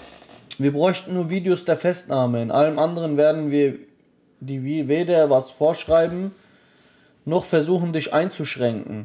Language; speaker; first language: German; native; German